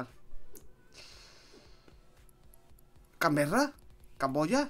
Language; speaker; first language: Spanish; native; Spanish